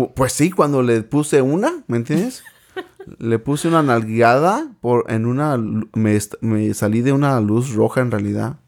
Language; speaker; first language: Spanish; native; Spanish